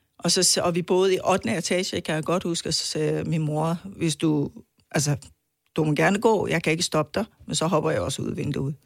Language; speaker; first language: Danish; non-native, fluent; Persian